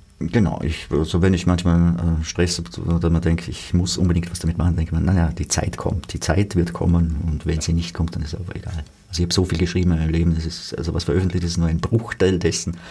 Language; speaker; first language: German; native; German